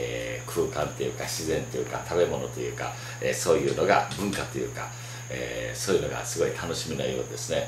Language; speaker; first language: Japanese; native; Japanese